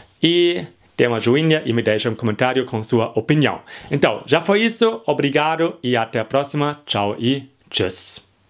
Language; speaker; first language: Portuguese; non-native, fluent; German